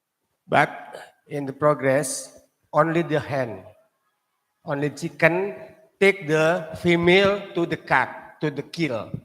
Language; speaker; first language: English; non-native, learner; Indonesian